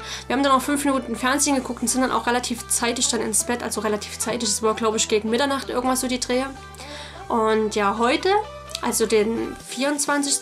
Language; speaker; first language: German; native; German